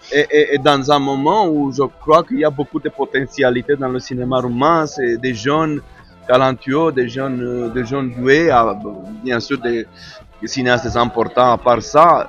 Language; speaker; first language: French; non-native, fluent; Romanian